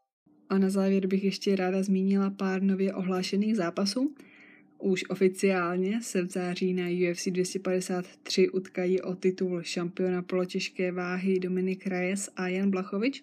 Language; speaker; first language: Czech; native; Czech